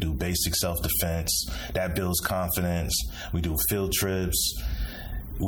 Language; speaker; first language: English; native; English